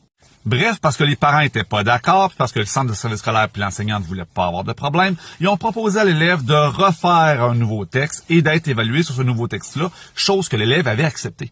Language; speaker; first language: French; native; French